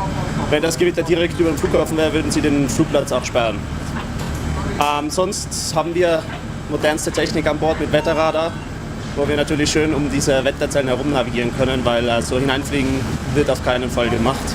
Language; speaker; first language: German; native; German